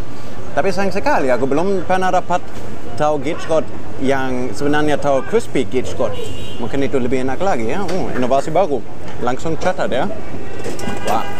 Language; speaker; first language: Indonesian; non-native, fluent; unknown